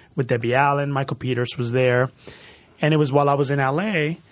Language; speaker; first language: English; early bilingual, other home language; Spanish